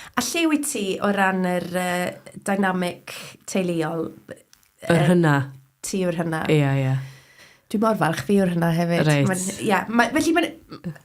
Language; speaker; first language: Welsh; native; Welsh